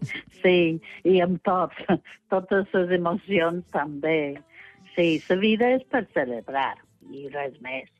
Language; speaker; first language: Catalan; non-native, fluent; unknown